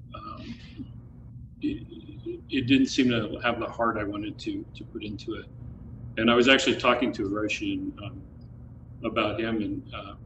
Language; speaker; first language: English; native; English